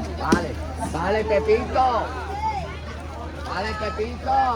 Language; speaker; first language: Spanish; non-native, learner; Ukrainian